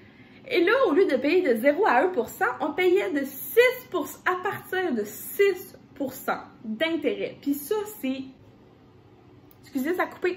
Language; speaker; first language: French; native; French